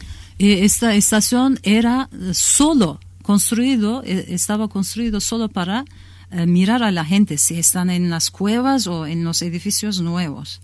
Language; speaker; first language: Spanish; non-native, learner; Kurdish